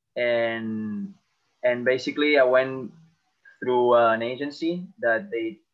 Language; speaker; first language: English; non-native, fluent; Catalan